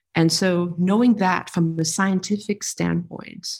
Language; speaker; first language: English; non-native, fluent; French